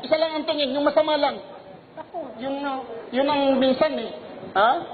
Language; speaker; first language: Filipino; native; Filipino